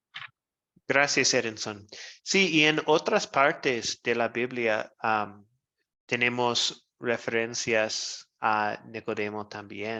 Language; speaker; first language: Spanish; non-native, fluent; English